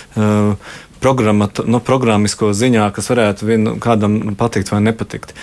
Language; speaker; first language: Latvian; native; Latvian